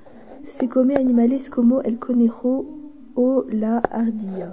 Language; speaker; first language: Spanish; non-native, learner; French